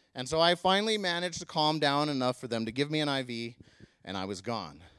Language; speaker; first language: English; native; English